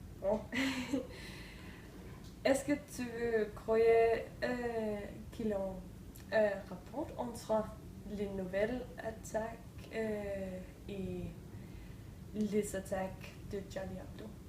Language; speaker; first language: French; non-native, learner; Danish